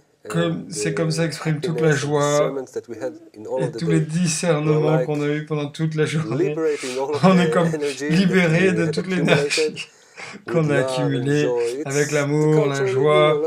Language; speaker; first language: French; non-native, fluent; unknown